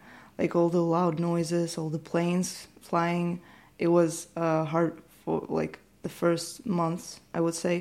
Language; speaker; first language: English; non-native, fluent; Ukrainian